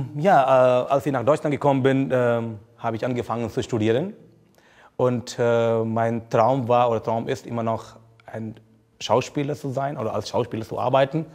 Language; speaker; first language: German; non-native, fluent; Hindi